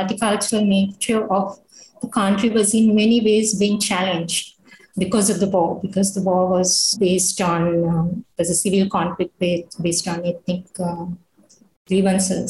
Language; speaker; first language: English; non-native, local second language; Sinhala